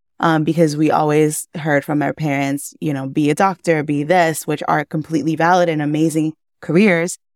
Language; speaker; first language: English; early bilingual, other home language; Spanish